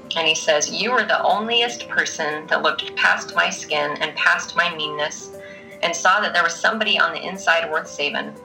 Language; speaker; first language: English; native; English